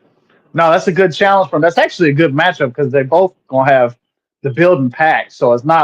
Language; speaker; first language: English; native; English